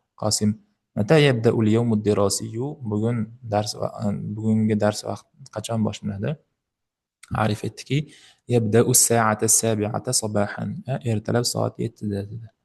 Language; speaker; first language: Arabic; non-native, fluent; Uzbek